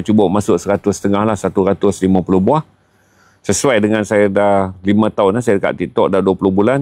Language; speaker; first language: Malay; native; Malay